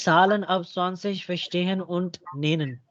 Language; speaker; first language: German; non-native, fluent; Urdu